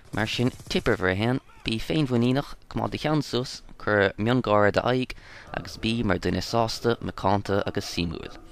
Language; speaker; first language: Irish; non-native, local second language; English